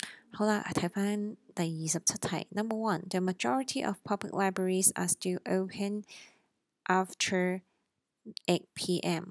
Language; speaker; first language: English; non-native, local second language; Cantonese